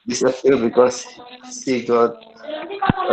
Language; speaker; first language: English; non-native, learner; Indonesian